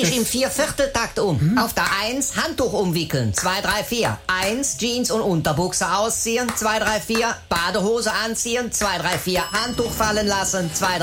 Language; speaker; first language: German; native; German